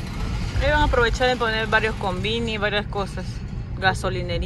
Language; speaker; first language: Spanish; native; Spanish